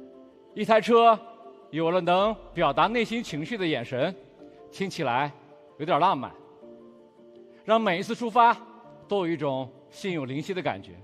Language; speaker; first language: Chinese; native; Chinese